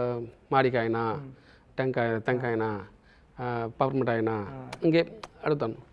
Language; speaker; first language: Telugu; non-native, learner; Tamil